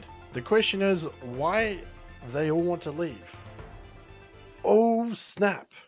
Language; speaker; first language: English; native; English